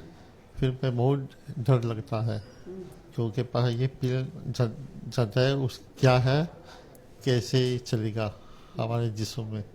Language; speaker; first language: Hindi; non-native, learner; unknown